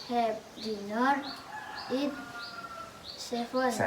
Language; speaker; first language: English; non-native, learner; Indonesian